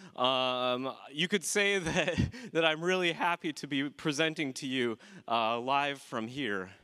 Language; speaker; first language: English; native; English